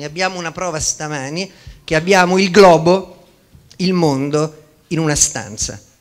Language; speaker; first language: Italian; native; Italian